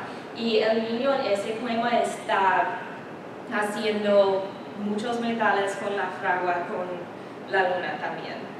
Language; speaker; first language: Spanish; non-native, learner; English